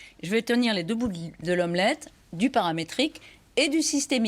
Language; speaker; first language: French; native; French